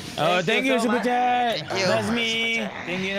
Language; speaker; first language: English; non-native, local second language; Malay